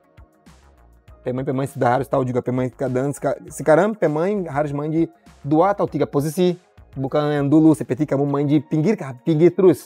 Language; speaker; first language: Indonesian; non-native, fluent; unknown